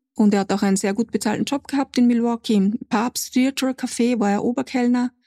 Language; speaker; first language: German; native; German